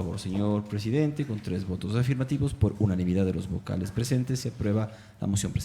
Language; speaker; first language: Spanish; native; Spanish